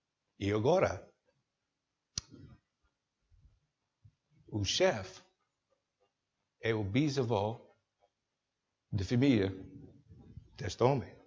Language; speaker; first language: Portuguese; non-native, learner; English